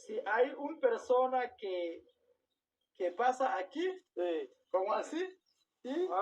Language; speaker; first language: Spanish; non-native, learner; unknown